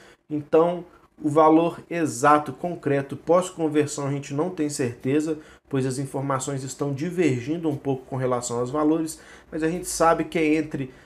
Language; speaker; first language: Portuguese; native; Portuguese